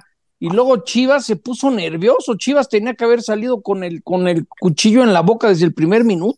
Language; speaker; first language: Spanish; native; Spanish